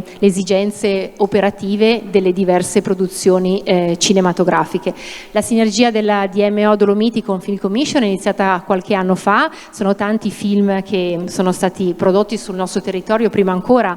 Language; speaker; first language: Italian; native; Italian